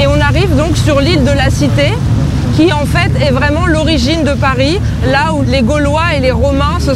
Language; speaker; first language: French; native; French